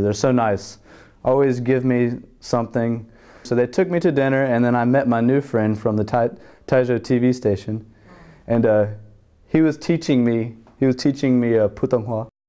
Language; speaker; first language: English; native; English